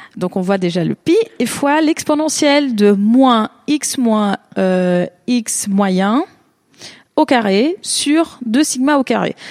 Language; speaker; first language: French; non-native, fluent; Portuguese